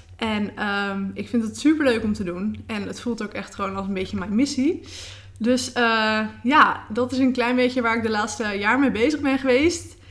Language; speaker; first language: Dutch; native; Dutch